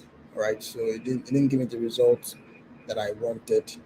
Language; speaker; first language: English; non-native, local second language; Yoruba